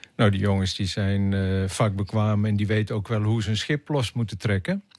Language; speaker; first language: Dutch; native; Dutch